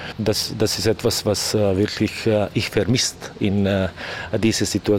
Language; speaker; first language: German; non-native, learner; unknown